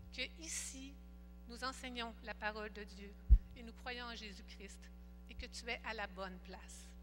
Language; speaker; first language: French; native; French